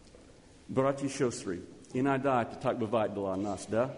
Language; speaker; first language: Russian; non-native, learner; English